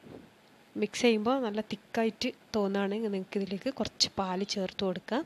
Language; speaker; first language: Malayalam; native; Malayalam